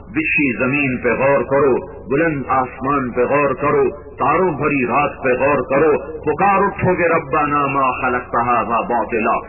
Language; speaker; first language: Urdu; non-native, local second language; Punjabi